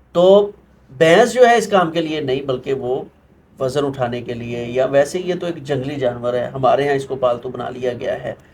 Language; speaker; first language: Urdu; non-native, local second language; Punjabi